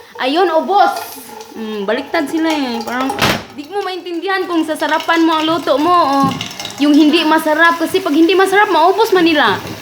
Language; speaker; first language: Filipino; non-native, local second language; Cebuano